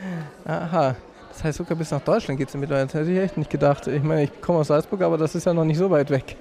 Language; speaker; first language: German; native; German